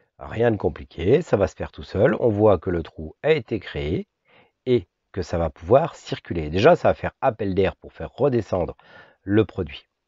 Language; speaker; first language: French; native; French